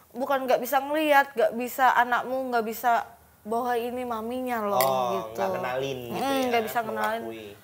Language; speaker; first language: Indonesian; native; Indonesian